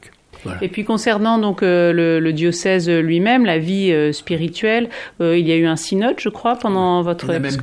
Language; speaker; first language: French; native; French